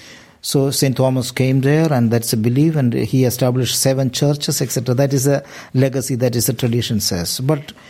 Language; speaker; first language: English; non-native, local second language; Malayalam